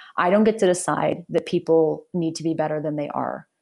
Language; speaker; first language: English; native; English